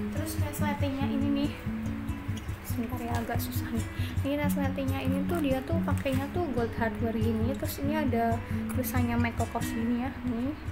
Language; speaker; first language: Indonesian; non-native, local second language; Javanese